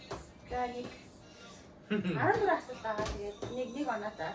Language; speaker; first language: Mongolian; native; Mongolian